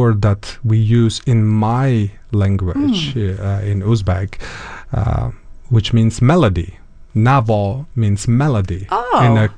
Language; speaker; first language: English; non-native, fluent; Uzbek